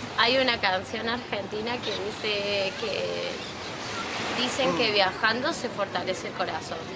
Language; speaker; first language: Spanish; native; Spanish